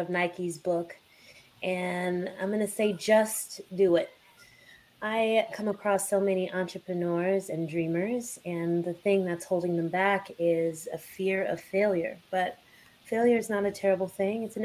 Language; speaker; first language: English; early bilingual, other home language; Haitian Creole